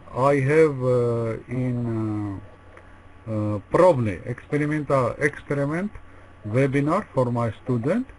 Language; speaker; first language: English; non-native, learner; Russian